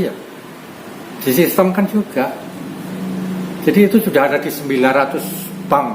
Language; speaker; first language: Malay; non-native, local second language; Javanese